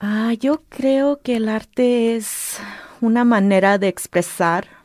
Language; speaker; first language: Spanish; early bilingual, heritage; Spanish